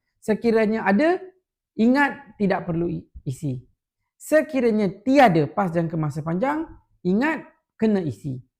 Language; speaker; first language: Malay; non-native, local second language; Tamil